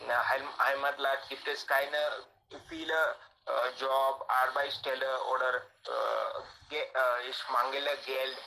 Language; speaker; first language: German; non-native, learner; Hindi